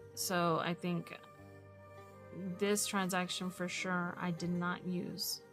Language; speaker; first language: English; native; English